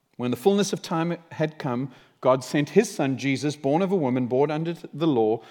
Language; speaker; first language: English; native; English